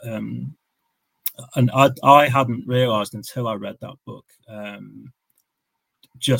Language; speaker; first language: English; native; English